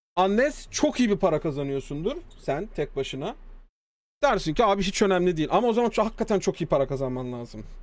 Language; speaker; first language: Turkish; early bilingual, heritage; Turkish